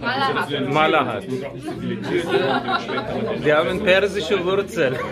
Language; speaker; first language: German; non-native, learner; Persian